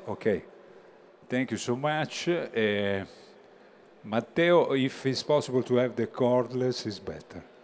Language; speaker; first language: English; non-native, learner; Italian